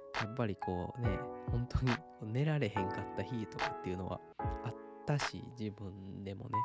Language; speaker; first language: Japanese; native; Japanese